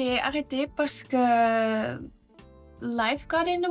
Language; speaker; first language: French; non-native, learner; English